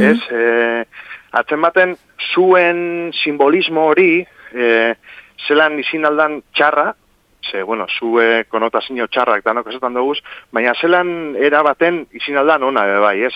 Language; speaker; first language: Basque; native; Basque